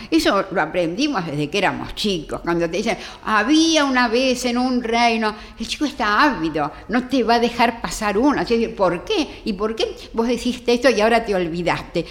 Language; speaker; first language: Spanish; native; Spanish